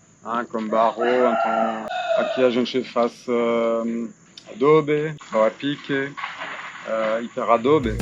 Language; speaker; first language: Portuguese; non-native, fluent; French